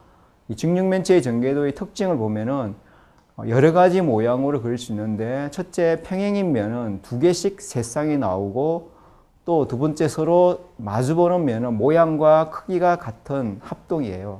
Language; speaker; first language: Korean; native; Korean